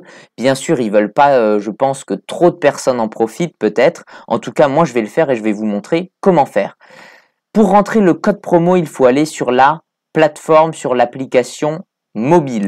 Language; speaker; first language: French; native; French